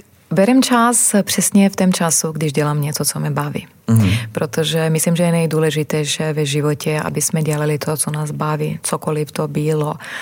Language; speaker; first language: Czech; non-native, fluent; Croatian